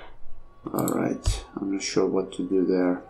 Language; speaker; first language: English; non-native, fluent; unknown